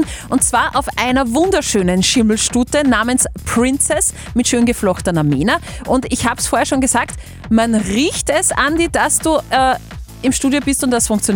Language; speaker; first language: German; native; German